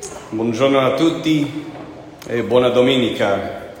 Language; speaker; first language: Italian; non-native, learner; English